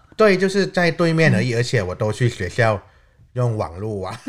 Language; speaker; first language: Chinese; non-native, fluent; Thai